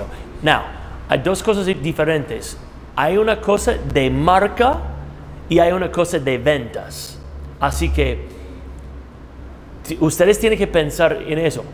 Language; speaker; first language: Spanish; non-native, fluent; English